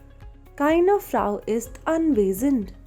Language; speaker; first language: German; non-native, fluent; Hindi